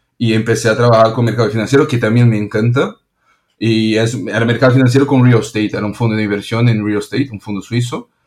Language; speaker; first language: Spanish; non-native, fluent; Portuguese